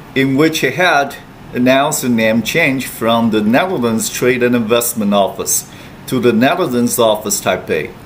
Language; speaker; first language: English; non-native, fluent; Chinese